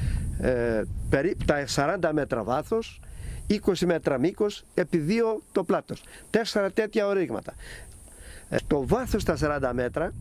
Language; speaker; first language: Greek; native; Greek